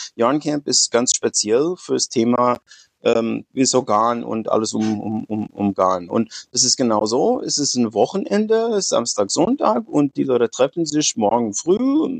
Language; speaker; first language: German; non-native, fluent; English